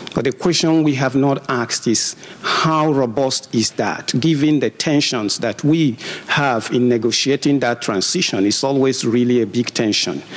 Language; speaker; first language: English; non-native, local second language; Igbo